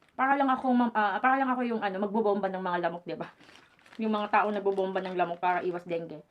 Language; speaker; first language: Filipino; native; Filipino